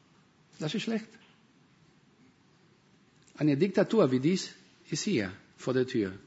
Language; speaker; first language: German; non-native, fluent; Spanish